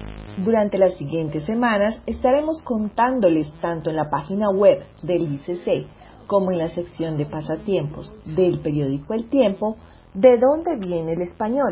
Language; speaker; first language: Spanish; native; Spanish